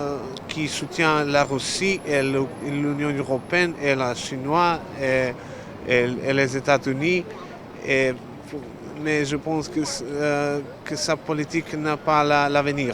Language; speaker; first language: French; non-native, learner; Serbian